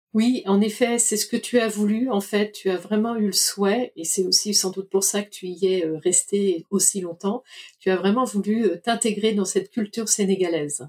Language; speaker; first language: French; native; French